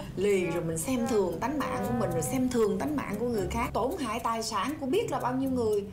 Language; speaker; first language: Vietnamese; native; Vietnamese